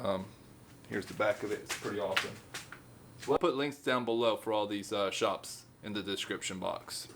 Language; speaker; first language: English; native; English